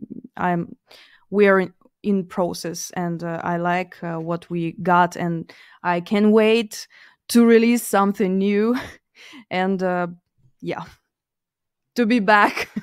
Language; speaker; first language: English; non-native, fluent; Russian